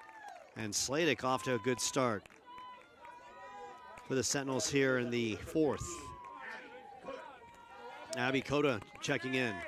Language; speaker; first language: English; native; English